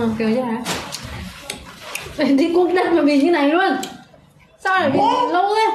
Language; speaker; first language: Vietnamese; native; Vietnamese